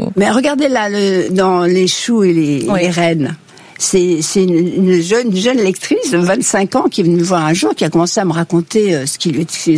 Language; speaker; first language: French; native; French